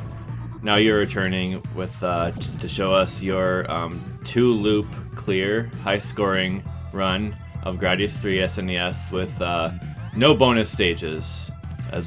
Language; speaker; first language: English; native; English